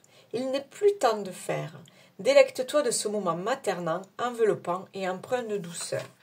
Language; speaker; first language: French; native; French